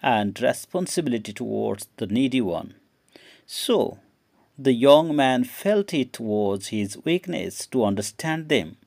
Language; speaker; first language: English; non-native, local second language; Nepali